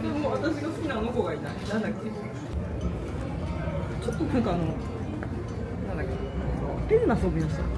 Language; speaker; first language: Japanese; native; Japanese